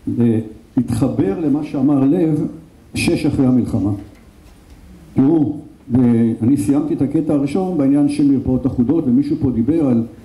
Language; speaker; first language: Hebrew; native; Hebrew